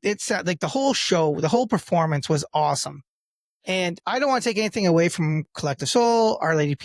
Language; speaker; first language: English; native; English